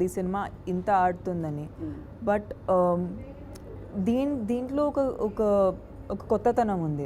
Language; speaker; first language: Telugu; non-native, fluent; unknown